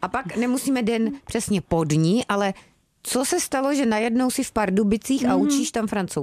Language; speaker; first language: Czech; native; Czech